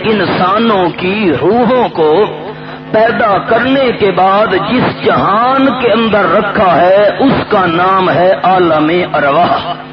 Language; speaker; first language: Urdu; non-native, local second language; Pashto